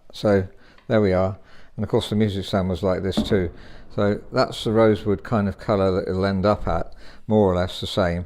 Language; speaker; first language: English; native; English